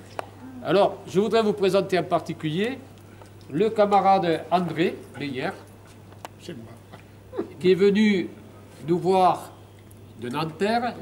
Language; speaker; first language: French; native; French